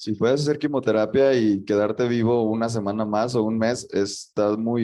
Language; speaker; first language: Spanish; native; Spanish